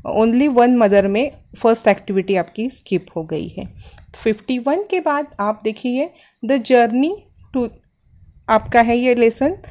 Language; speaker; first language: Hindi; non-native, local second language; Marathi